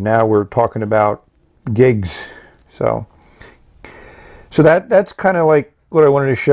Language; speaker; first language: English; native; English